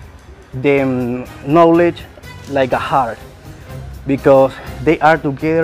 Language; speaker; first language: English; non-native, learner; Spanish